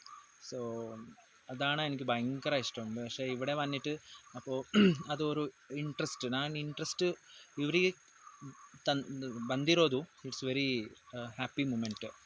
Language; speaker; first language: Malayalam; non-native, local second language; Kannada